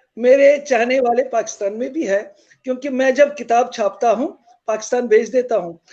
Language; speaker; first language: Hindi; non-native, local second language; Kashmiri